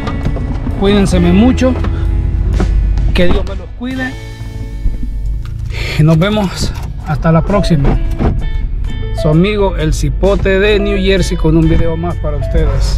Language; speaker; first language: Spanish; native; Spanish